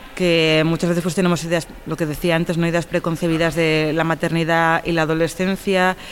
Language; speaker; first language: Spanish; native; Spanish